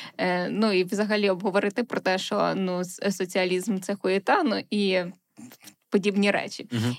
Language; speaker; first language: Ukrainian; native; Ukrainian